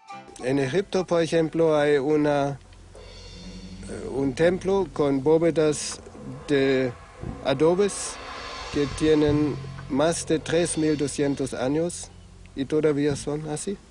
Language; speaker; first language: Spanish; non-native, fluent; German